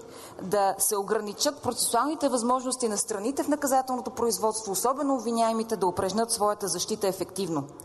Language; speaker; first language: Bulgarian; native; Bulgarian